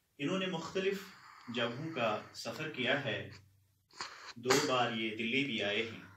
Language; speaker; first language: Urdu; non-native, local second language; Kashmiri